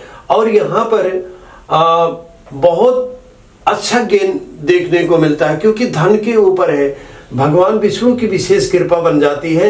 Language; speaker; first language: Hindi; native; Hindi